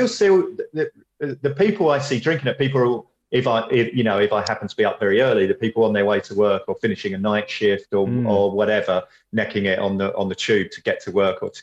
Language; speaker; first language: English; native; English